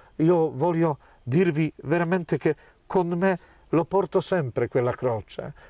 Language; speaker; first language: Italian; non-native, fluent; Polish